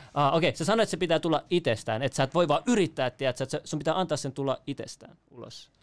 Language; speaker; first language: Finnish; native; Finnish